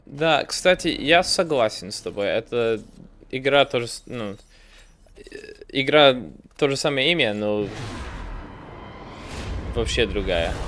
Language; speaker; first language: Russian; early bilingual, heritage; Russian